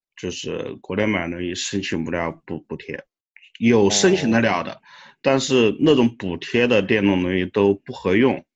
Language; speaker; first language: Chinese; native; Chinese